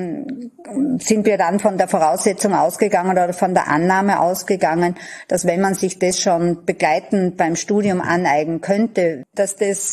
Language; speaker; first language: German; native; German